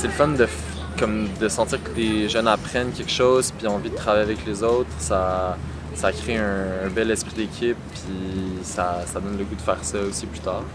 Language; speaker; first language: French; native; French